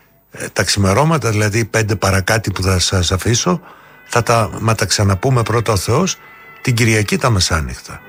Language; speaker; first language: Greek; native; Greek